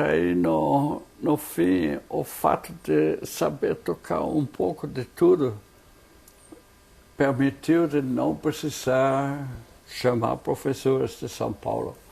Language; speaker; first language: Portuguese; non-native, fluent; German